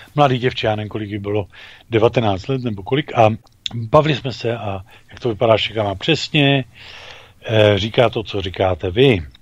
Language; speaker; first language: Czech; native; Czech